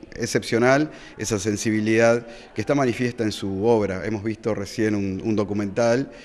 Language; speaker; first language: Spanish; native; Spanish